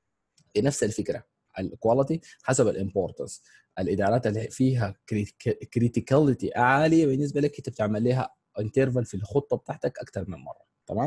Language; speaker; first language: Arabic; native; Arabic